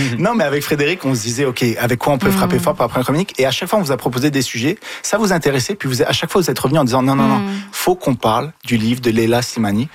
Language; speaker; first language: French; native; French